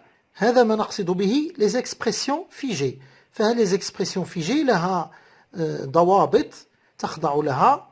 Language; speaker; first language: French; non-native, local second language; Arabic